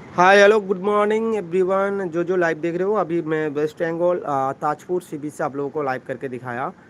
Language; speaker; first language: Hindi; non-native, local second language; Bangla